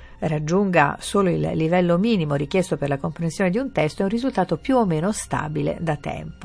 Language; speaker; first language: Italian; native; Italian